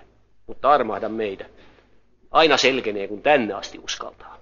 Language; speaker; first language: Finnish; native; Finnish